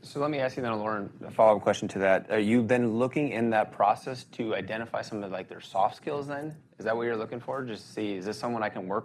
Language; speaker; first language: English; native; English